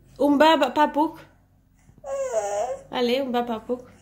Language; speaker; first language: Indonesian; non-native, learner; French